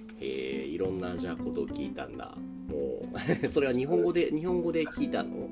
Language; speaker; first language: Japanese; native; Japanese